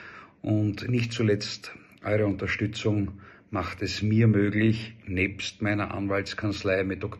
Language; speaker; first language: German; native; German